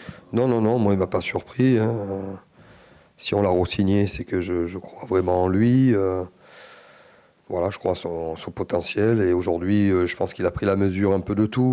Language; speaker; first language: French; native; French